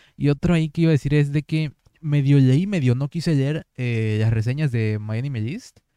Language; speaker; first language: Spanish; native; Spanish